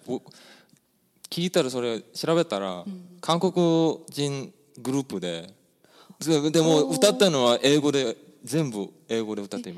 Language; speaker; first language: Japanese; non-native, fluent; Korean